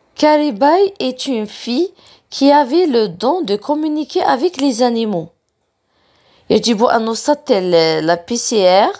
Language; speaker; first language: French; non-native, local second language; Arabic